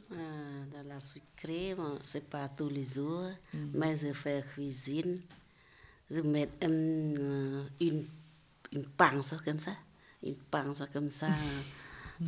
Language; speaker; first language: French; non-native, learner; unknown